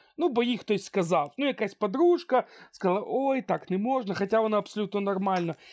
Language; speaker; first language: Ukrainian; non-native, local second language; Russian